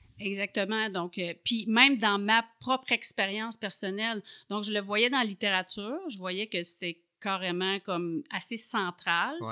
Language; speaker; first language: French; native; French